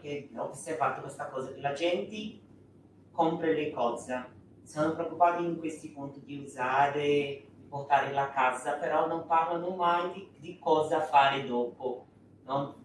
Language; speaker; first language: Italian; non-native, fluent; Portuguese